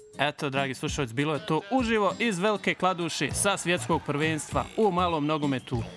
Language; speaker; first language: Croatian; early bilingual, heritage; Bosnian